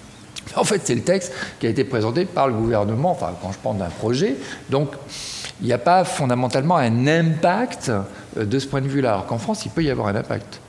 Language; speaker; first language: French; native; French